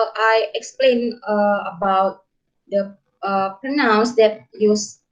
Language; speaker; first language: English; non-native, learner; Indonesian